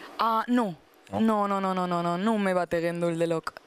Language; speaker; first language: Romanian; non-native, learner; Spanish